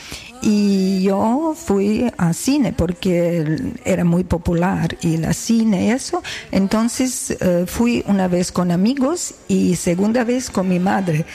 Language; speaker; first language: Spanish; non-native, learner; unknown